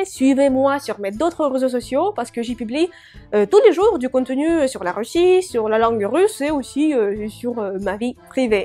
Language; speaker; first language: French; non-native, fluent; Russian